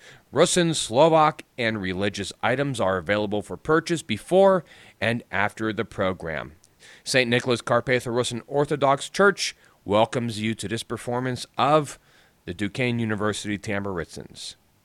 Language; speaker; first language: English; native; English